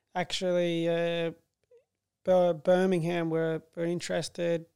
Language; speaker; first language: English; native; English